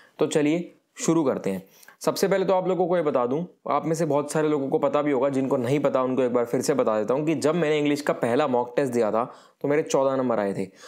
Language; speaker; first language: Hindi; native; Hindi